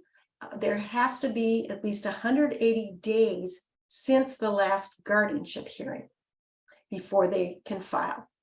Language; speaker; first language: English; native; English